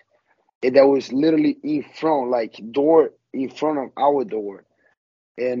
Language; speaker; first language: English; non-native, learner; Portuguese